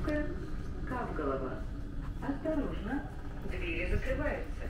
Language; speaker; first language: Russian; native; Russian